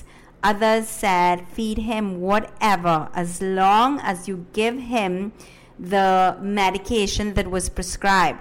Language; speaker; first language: English; early bilingual, other home language; Spanish